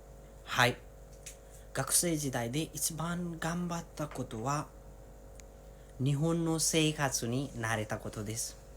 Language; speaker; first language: Japanese; non-native, learner; Nepali